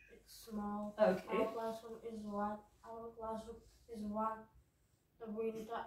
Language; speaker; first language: English; non-native, fluent; Russian